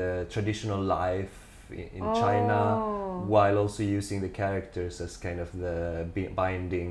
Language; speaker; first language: English; non-native, fluent; Swedish